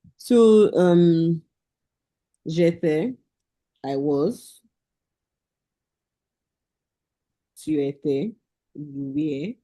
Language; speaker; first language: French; non-native, learner; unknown